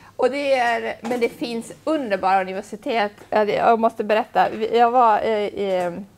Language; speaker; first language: Swedish; non-native, fluent; Italian